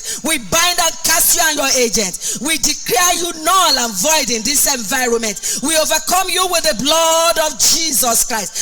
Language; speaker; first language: English; non-native, local second language; Yoruba